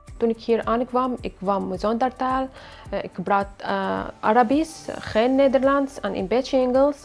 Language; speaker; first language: Dutch; non-native, learner; Arabic